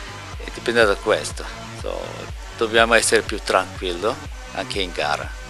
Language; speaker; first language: Italian; non-native, learner; Korean